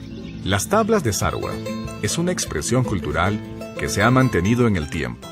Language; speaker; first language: Spanish; native; Spanish